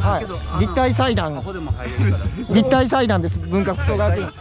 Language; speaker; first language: Japanese; native; Japanese